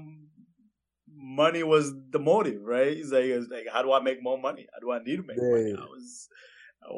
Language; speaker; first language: English; non-native, local second language; Kinyarwanda